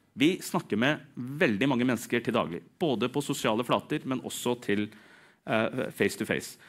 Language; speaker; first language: Norwegian; early bilingual, other home language; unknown